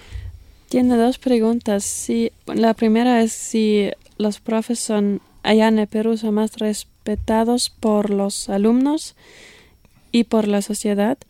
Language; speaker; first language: Spanish; non-native, fluent; German